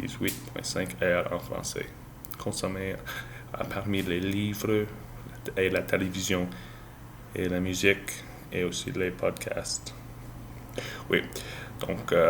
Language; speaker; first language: French; non-native, learner; English